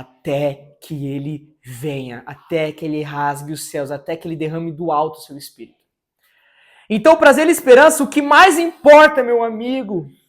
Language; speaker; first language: Portuguese; native; Portuguese